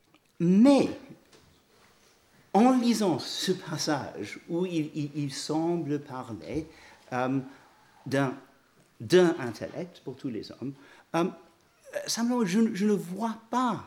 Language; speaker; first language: French; non-native, fluent; English